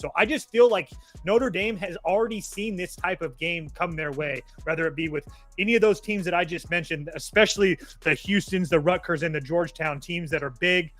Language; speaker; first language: English; native; English